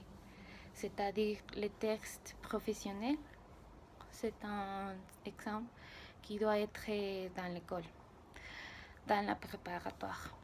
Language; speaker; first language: French; non-native, learner; Spanish